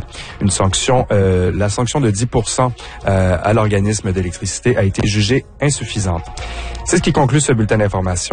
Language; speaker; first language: French; native; French